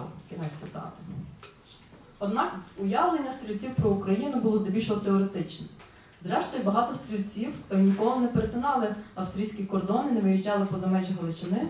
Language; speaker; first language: Ukrainian; native; Ukrainian